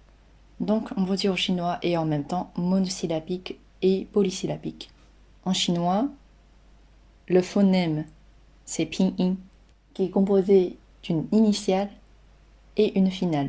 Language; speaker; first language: French; non-native, fluent; Chinese